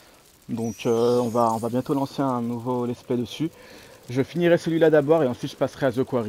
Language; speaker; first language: French; native; French